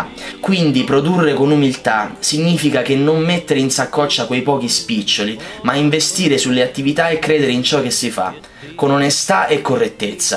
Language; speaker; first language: Italian; native; Italian